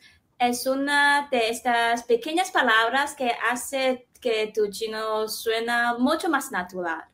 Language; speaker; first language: Spanish; non-native, fluent; Chinese